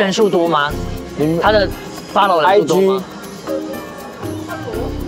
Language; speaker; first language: Chinese; native; Chinese